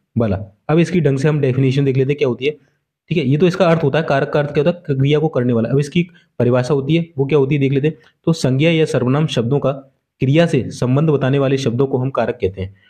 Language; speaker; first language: Hindi; native; Hindi